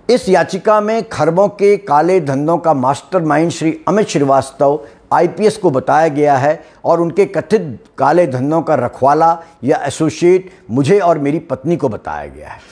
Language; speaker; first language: Hindi; native; Hindi